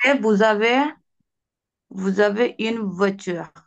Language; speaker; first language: French; non-native, learner; Bangla